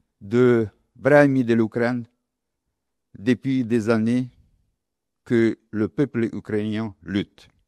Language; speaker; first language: French; non-native, local second language; Ukrainian